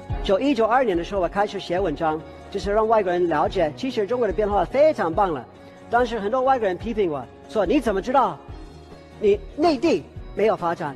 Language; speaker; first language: Chinese; non-native, fluent; English